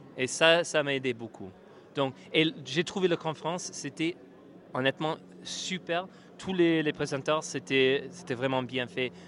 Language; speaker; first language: French; non-native, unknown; English